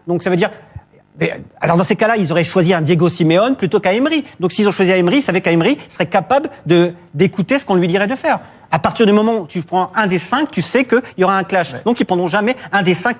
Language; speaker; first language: French; native; French